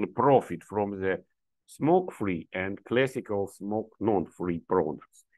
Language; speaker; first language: English; non-native, learner; Ukrainian